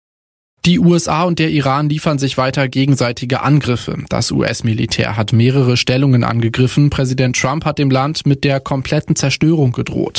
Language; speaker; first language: German; native; German